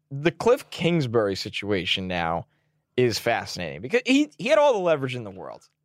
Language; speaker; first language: English; native; English